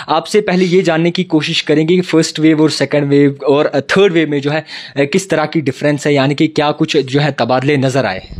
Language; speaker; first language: Urdu; non-native, local second language; Kashmiri